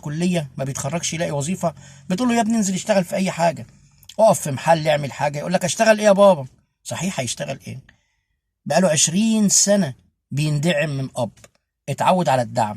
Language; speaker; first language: Arabic; native; Arabic